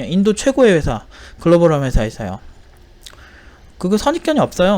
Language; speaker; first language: Korean; native; Korean